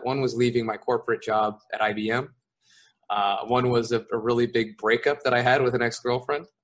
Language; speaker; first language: English; native; English